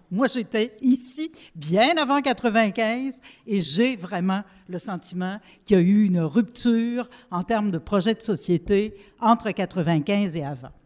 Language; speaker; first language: French; native; French